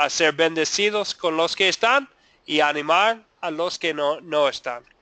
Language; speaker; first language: Spanish; non-native, fluent; English